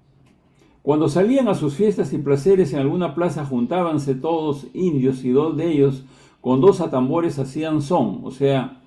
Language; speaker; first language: Spanish; native; Spanish